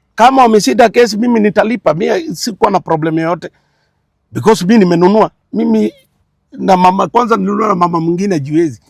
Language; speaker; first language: Swahili; non-native, local second language; Luo (Kenya and Tanzania)